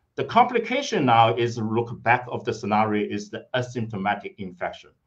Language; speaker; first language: English; non-native, fluent; Chinese